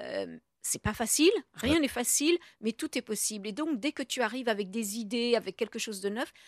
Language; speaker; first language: French; native; French